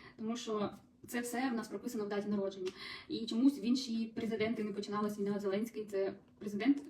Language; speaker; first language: Ukrainian; non-native, local second language; Russian